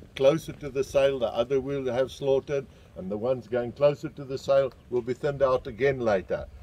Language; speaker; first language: English; non-native, local second language; Afrikaans